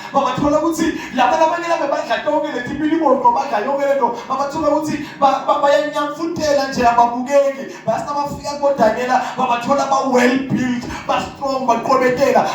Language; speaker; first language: Zulu; non-native, local second language; Swati